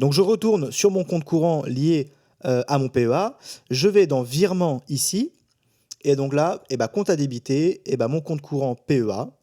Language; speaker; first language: French; native; French